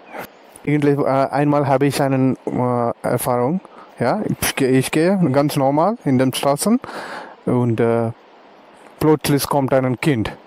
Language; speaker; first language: German; non-native, learner; Telugu